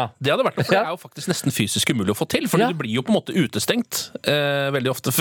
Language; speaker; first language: Norwegian; native; Norwegian